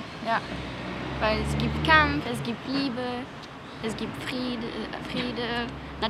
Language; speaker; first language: German; non-native, learner; French